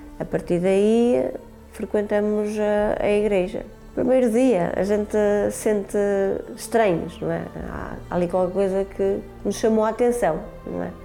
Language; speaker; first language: Portuguese; early bilingual, other home language; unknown